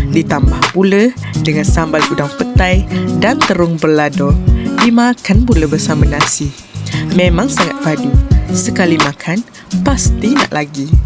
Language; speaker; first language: Malay; native; Malay